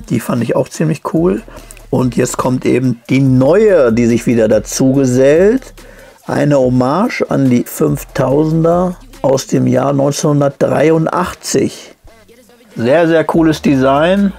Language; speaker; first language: German; native; German